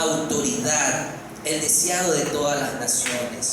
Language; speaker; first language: Spanish; native; Spanish